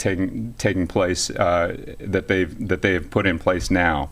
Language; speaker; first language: English; native; English